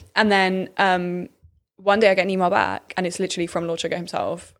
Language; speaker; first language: English; native; English